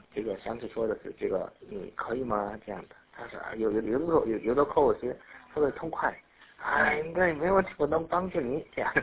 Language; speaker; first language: Chinese; non-native, learner; Korean